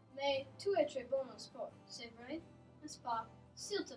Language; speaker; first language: French; non-native, learner; English